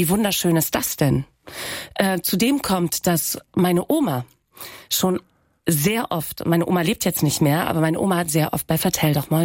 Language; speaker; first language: German; non-native, local second language; Low German